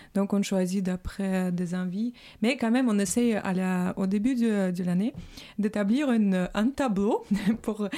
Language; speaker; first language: French; non-native, fluent; Russian